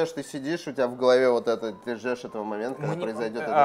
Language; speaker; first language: Russian; native; Russian